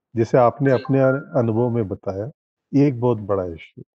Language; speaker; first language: Hindi; non-native, local second language; Tamil